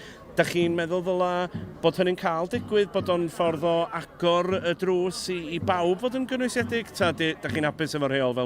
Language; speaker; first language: Welsh; native; Welsh